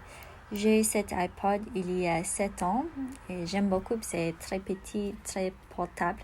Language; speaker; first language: French; non-native, learner; English